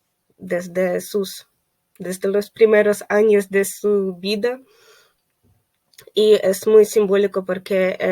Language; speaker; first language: Spanish; non-native, fluent; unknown